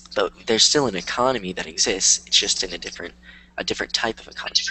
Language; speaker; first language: English; native; English